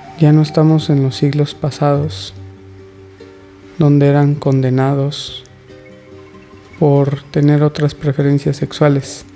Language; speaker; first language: Spanish; native; Spanish